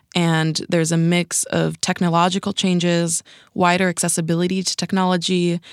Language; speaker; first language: English; native; English